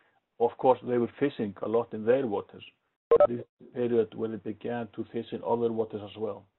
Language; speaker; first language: English; non-native, fluent; Icelandic